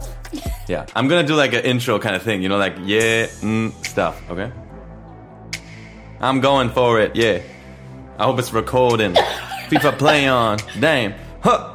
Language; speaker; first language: English; non-native, fluent; Spanish